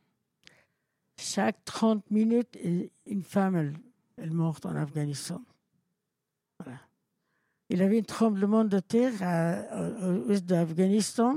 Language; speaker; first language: French; non-native, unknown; Persian